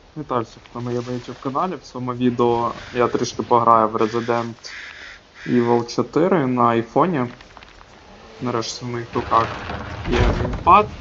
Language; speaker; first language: Ukrainian; non-native, local second language; Russian